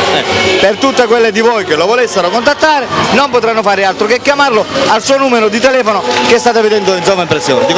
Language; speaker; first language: Italian; native; Italian